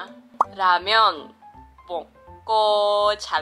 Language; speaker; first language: Korean; non-native, learner; Chinese